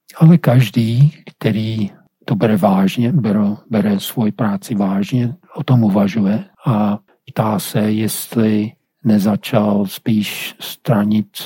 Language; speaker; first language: Czech; non-native, fluent; English